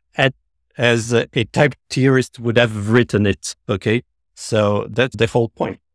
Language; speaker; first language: English; non-native, fluent; Italian